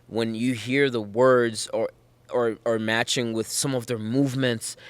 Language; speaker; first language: English; native; English